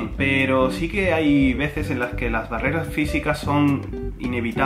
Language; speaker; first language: Spanish; native; Spanish